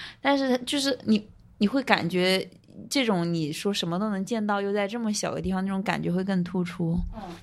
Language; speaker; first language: Chinese; native; Chinese